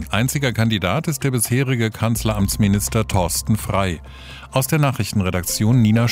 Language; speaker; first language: German; native; German